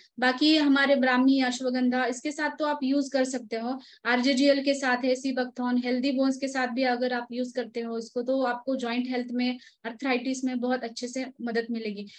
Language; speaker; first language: Hindi; non-native, local second language; Marathi